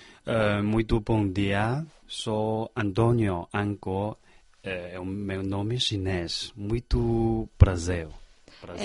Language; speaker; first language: Portuguese; non-native, fluent; Chinese